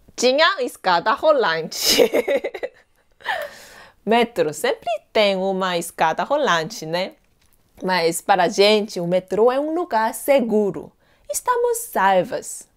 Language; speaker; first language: Portuguese; non-native, fluent; Korean